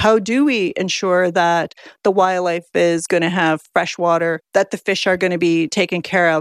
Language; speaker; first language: English; native; English